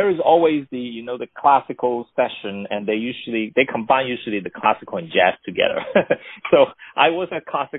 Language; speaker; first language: English; non-native, local second language; Cantonese